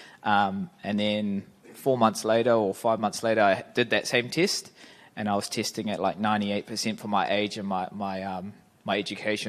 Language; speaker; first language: English; native; English